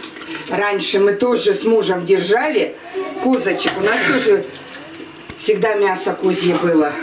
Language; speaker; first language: Russian; native; Russian